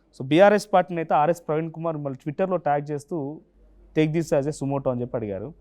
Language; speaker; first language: Telugu; native; Telugu